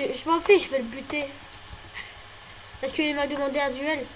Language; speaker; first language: French; native; French